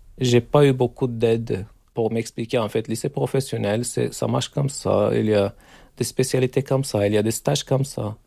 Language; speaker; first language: French; non-native, fluent; Turkish